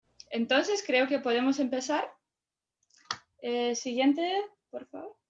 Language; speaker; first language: Spanish; non-native, fluent; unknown